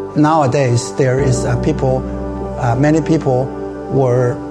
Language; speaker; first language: English; non-native, fluent; Chinese